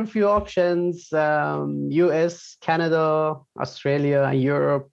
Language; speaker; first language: English; non-native, fluent; Persian